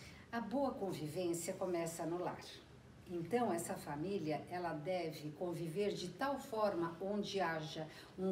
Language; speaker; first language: Portuguese; native; Portuguese